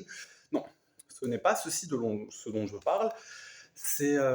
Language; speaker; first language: French; native; French